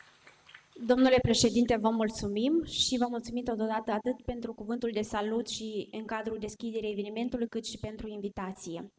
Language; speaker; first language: Romanian; native; Romanian